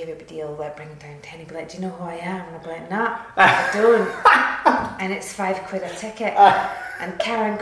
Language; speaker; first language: English; native; English